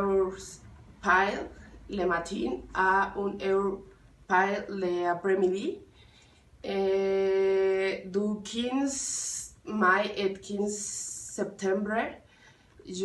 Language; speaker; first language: French; non-native, learner; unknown